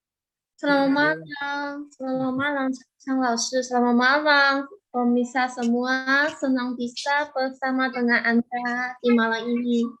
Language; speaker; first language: Indonesian; non-native, fluent; Chinese